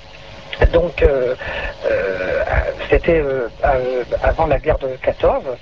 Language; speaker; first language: French; native; French